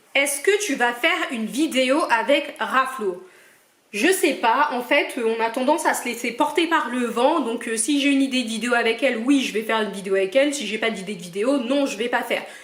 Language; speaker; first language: French; early bilingual, other home language; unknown